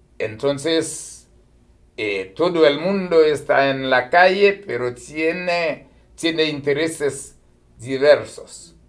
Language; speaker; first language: Spanish; non-native, fluent; Haitian Creole